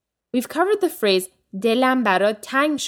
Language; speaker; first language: Persian; early bilingual, heritage; Persian